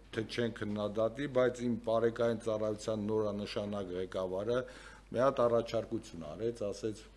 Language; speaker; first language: Armenian; native; Armenian